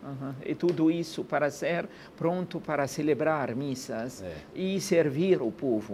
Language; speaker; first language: Portuguese; non-native, learner; Arabic